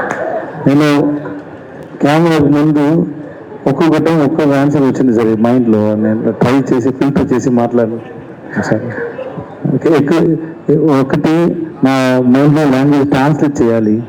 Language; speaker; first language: Telugu; non-native, learner; Tamil